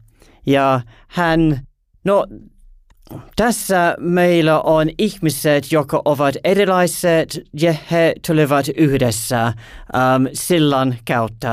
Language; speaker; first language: Finnish; non-native, learner; English